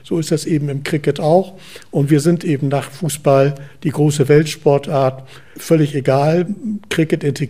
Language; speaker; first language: German; native; German